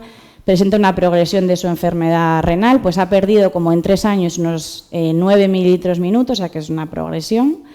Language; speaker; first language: Spanish; native; Spanish